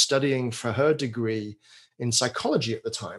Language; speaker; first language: English; native; English